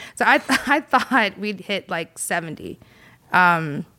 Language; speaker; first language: English; native; English